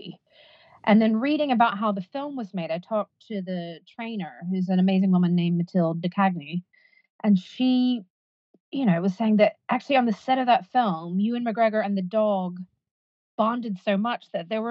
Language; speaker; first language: English; native; English